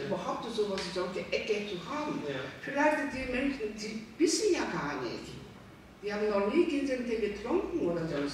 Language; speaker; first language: German; non-native, learner; Korean